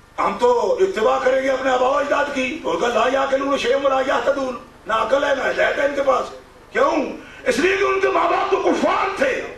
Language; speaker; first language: Urdu; non-native, local second language; Punjabi